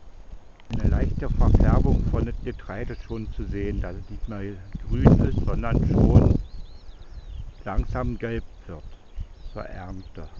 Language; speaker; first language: German; native; German